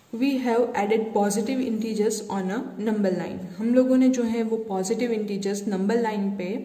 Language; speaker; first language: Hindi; non-native, local second language; Gujarati